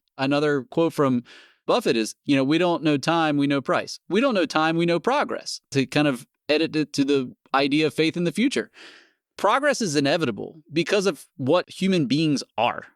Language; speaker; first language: English; native; English